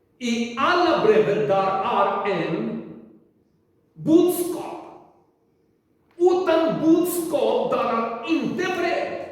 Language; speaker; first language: Swedish; non-native, learner; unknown